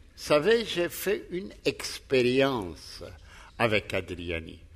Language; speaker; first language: French; non-native, fluent; Greek